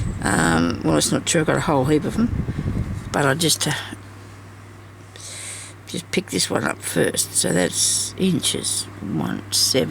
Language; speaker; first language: English; native; English